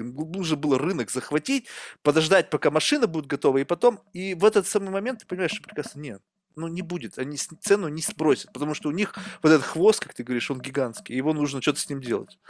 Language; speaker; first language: Russian; native; Russian